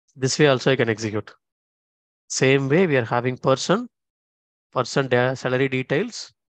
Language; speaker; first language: English; non-native, local second language; Tamil